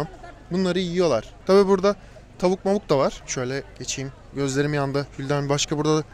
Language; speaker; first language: Turkish; native; Turkish